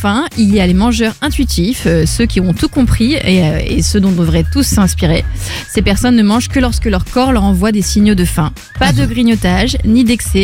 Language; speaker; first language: French; native; French